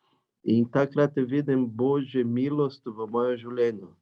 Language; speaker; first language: Slovenian; non-native, learner; Portuguese